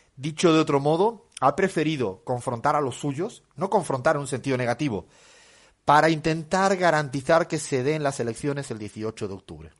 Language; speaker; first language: Spanish; native; Spanish